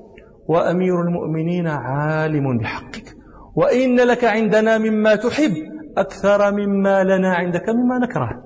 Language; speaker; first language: Arabic; native; Arabic